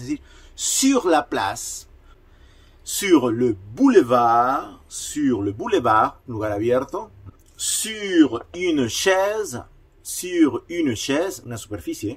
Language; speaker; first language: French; non-native, fluent; Spanish